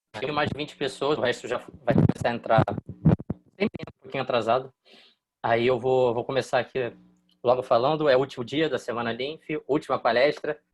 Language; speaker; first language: Portuguese; native; Portuguese